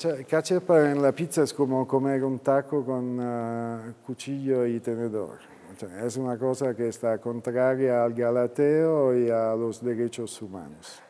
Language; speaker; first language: Spanish; non-native, fluent; Italian